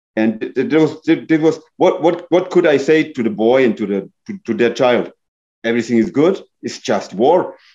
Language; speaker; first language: English; non-native, fluent; German